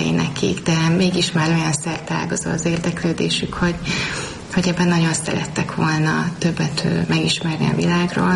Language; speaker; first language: Hungarian; native; Hungarian